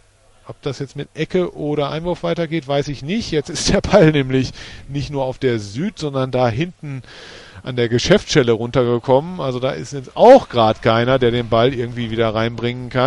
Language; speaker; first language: German; native; German